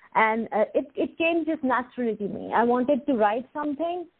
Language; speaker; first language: English; non-native, local second language; Hindi